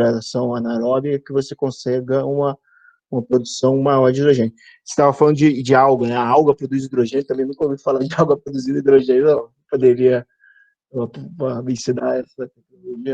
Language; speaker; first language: Portuguese; non-native, fluent; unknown